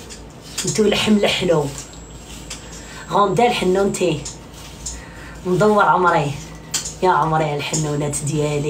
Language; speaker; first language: Arabic; native; Arabic